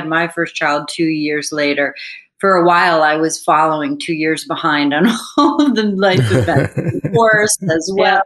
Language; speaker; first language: English; native; English